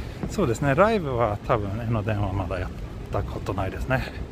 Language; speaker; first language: Japanese; non-native, fluent; Swedish